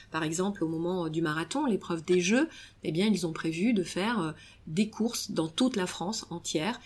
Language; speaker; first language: French; early bilingual, other home language; Romanian